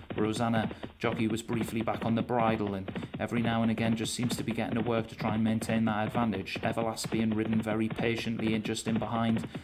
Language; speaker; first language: English; native; English